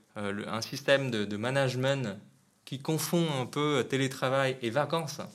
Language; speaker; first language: French; non-native, fluent; Vietnamese